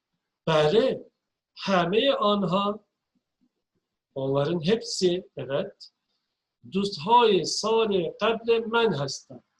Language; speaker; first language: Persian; non-native, fluent; Turkish